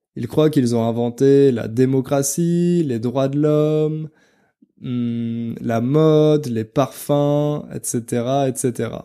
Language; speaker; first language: French; native; French